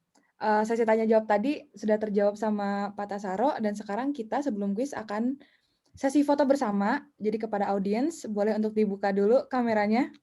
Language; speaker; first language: Indonesian; native; Indonesian